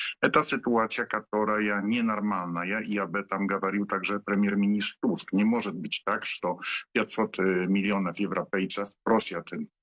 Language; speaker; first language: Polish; non-native, learner; Ukrainian